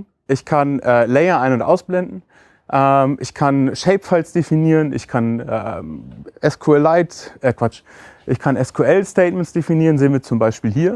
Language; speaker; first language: German; native; German